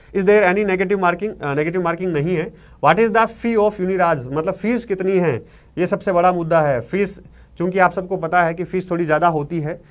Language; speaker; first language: Hindi; native; Hindi